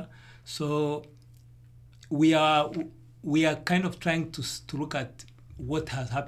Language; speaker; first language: English; non-native, local second language; Kinyarwanda